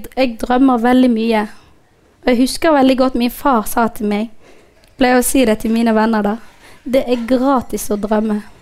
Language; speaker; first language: Norwegian; non-native, fluent; Somali